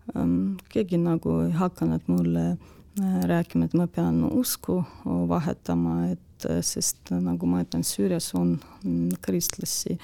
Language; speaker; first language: Estonian; non-native, local second language; Russian